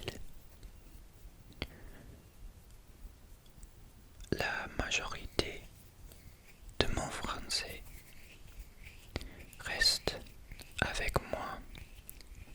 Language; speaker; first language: French; non-native, fluent; English